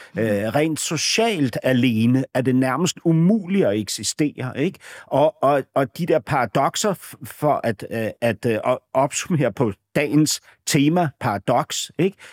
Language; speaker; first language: Danish; native; Danish